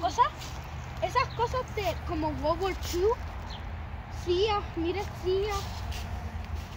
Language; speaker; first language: Spanish; early bilingual, heritage; Spanish